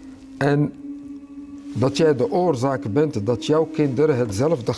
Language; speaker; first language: Dutch; early bilingual, other home language; Arabic